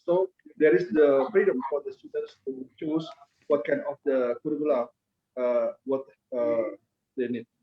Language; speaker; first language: English; non-native, fluent; Indonesian